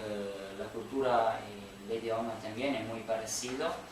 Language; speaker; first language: Spanish; non-native, learner; Italian